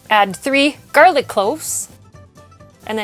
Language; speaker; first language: English; non-native, local second language; French